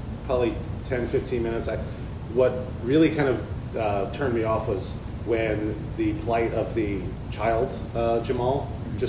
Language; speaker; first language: English; native; English